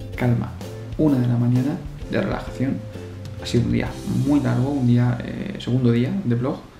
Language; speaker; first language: Spanish; native; Spanish